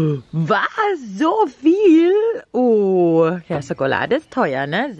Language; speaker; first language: German; native; German